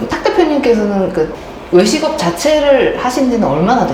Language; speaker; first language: Korean; native; Korean